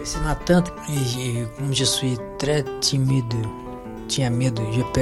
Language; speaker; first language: French; non-native, learner; Portuguese